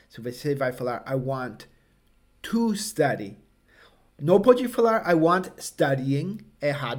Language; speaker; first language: Portuguese; non-native, fluent; English